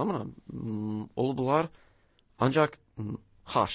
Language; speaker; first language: Azerbaijani; non-native, learner; English